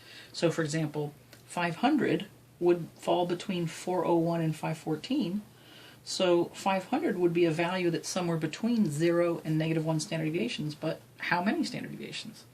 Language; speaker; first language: English; native; English